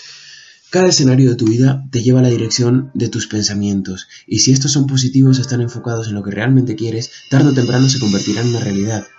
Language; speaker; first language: Spanish; native; Spanish